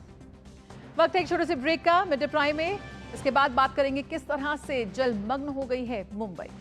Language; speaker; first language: Hindi; native; Hindi